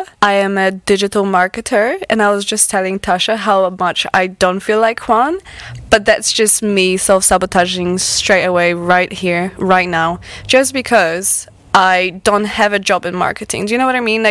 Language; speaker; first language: English; non-native, fluent; Polish